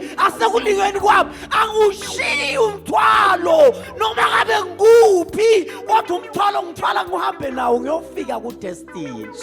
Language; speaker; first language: Zulu; non-native, local second language; Swati